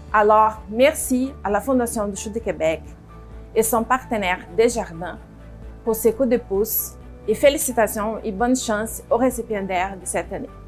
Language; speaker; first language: French; non-native, fluent; Portuguese